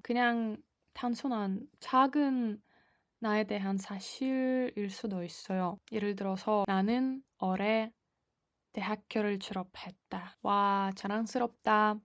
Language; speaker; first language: Korean; non-native, fluent; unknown